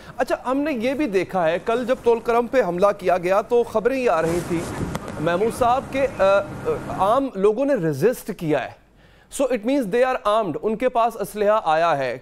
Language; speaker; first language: Urdu; native; Urdu